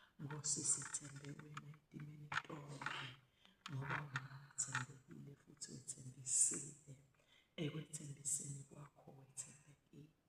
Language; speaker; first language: Zulu; non-native, local second language; Swati